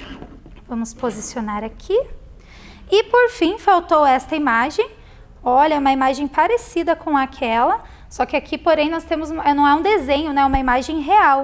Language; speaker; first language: Portuguese; native; Portuguese